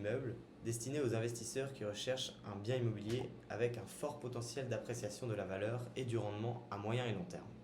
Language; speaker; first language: French; native; French